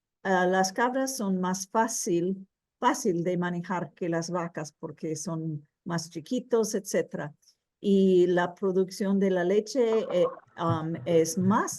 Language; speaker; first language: Spanish; early bilingual, heritage; Spanish